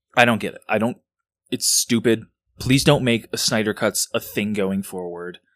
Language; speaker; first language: English; native; English